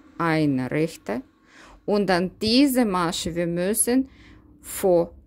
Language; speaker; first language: German; non-native, learner; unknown